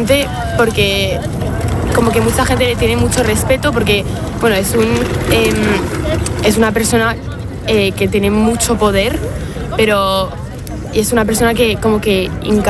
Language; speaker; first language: Spanish; non-native, fluent; French